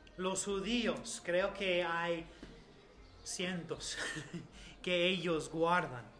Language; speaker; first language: Spanish; non-native, learner; English